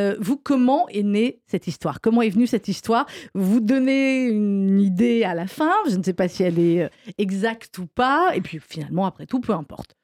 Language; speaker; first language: French; native; French